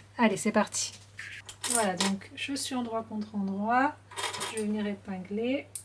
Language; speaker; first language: French; native; French